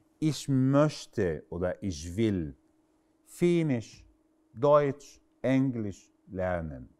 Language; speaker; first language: German; non-native, fluent; Arabic